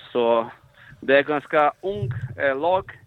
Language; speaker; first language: Swedish; non-native, fluent; Portuguese